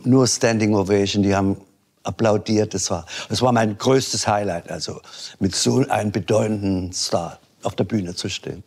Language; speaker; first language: German; native; German